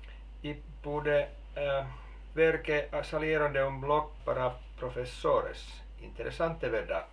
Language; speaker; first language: Spanish; non-native, learner; Finnish